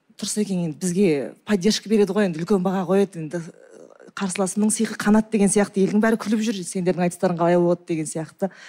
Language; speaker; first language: Kazakh; native; Kazakh